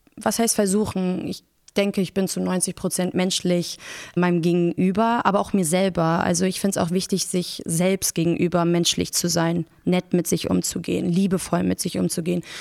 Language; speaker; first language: German; early bilingual, other home language; Persian